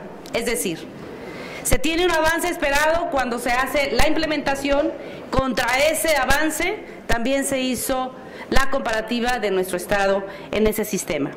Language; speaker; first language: Spanish; native; Spanish